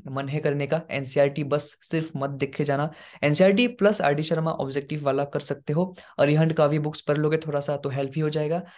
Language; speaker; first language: Hindi; non-native, local second language; Assamese